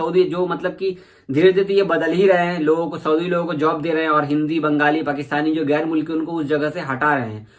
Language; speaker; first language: Hindi; native; Hindi